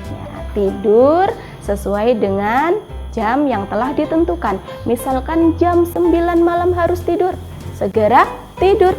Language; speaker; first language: Indonesian; native; Indonesian